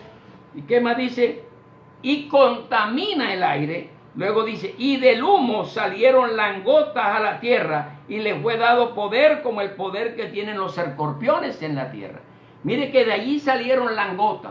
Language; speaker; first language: Spanish; native; Spanish